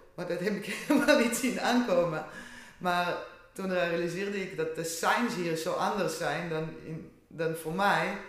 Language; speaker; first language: Dutch; non-native, fluent; Hebrew